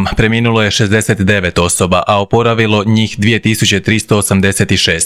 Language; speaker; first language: Croatian; native; Croatian